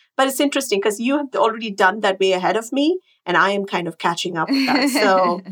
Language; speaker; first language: English; non-native, local second language; Tamil